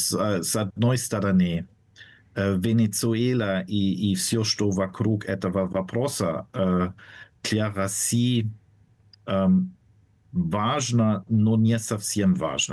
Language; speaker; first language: Russian; non-native, fluent; German